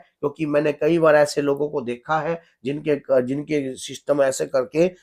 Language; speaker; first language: Hindi; native; Hindi